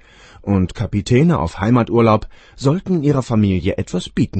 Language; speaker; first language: German; native; German